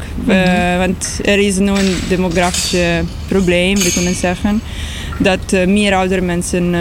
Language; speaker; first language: Dutch; non-native, learner; Italian